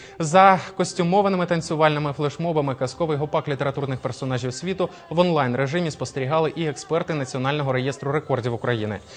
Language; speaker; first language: Ukrainian; native; Ukrainian